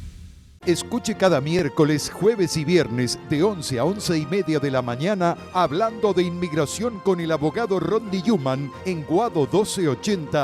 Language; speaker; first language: Spanish; native; Spanish